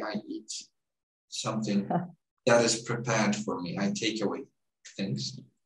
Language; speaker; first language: English; non-native, fluent; Turkish